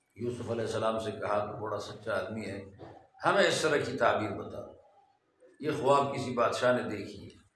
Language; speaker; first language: Urdu; non-native, local second language; Pashto